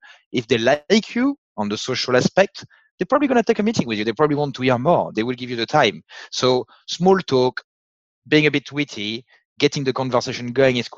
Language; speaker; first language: English; non-native, fluent; French